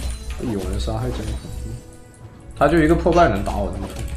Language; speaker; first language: Chinese; native; Chinese